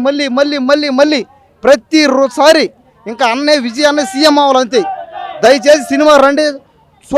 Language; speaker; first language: Telugu; native; Telugu